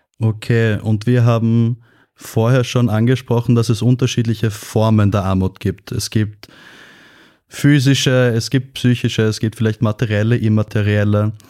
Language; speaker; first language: German; native; German